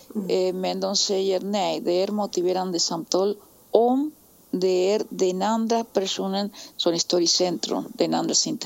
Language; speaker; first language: Swedish; non-native, fluent; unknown